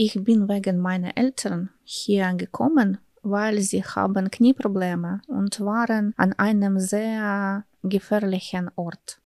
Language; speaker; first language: German; non-native, fluent; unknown